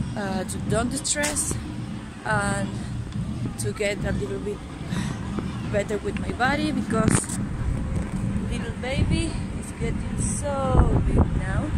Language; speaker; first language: English; non-native, fluent; Spanish